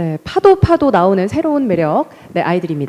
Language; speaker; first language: Korean; native; Korean